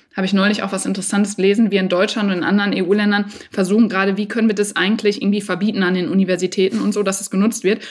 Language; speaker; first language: German; native; German